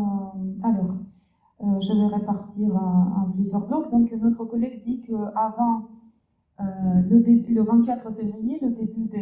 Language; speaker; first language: French; non-native, fluent; Russian